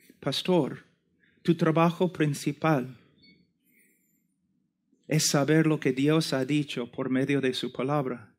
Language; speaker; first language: Spanish; non-native, fluent; English